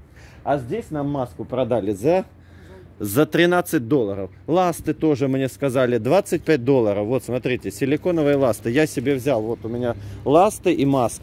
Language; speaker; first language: Russian; native; Russian